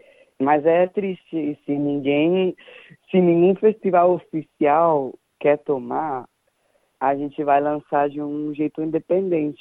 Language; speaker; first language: Portuguese; non-native, fluent; Danish